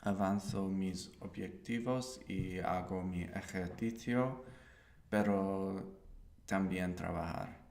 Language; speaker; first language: Spanish; non-native, learner; English